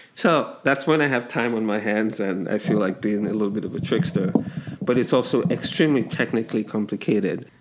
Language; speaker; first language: English; non-native, local second language; Yoruba